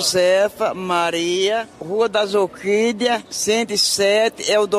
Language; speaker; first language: Portuguese; native; Portuguese